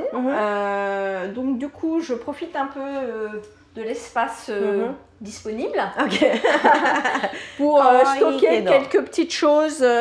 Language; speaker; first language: French; native; French